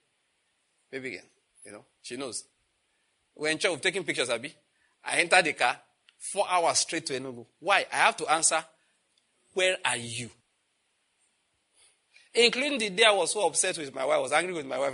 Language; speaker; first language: English; non-native, local second language; Yoruba